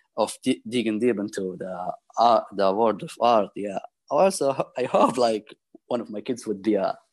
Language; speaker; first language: English; non-native, fluent; Arabic